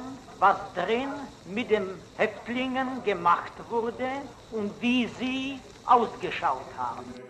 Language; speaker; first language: German; non-native, fluent; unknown